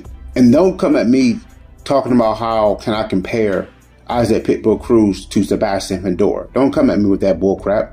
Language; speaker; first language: English; native; English